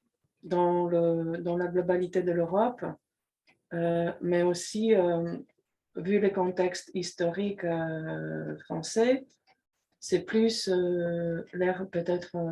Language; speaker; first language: French; non-native, fluent; Polish